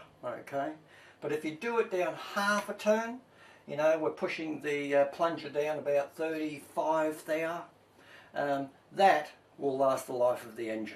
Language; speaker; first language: English; native; English